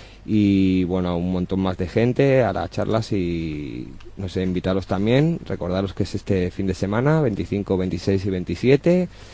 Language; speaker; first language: Spanish; native; Spanish